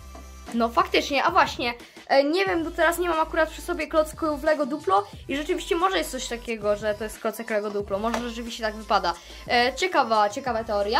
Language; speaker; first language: Polish; native; Polish